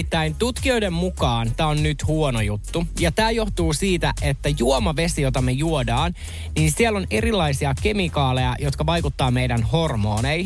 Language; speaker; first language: Finnish; native; Finnish